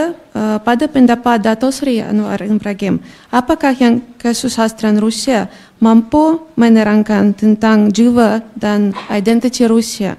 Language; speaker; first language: Indonesian; non-native, fluent; Russian